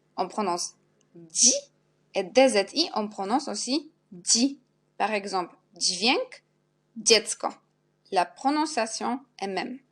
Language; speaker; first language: French; non-native, fluent; Polish